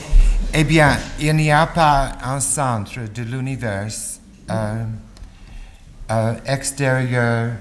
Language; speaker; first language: French; non-native, learner; English